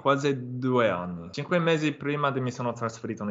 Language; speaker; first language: Italian; non-native, fluent; English